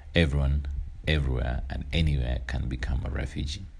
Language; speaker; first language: English; non-native, local second language; Kinyarwanda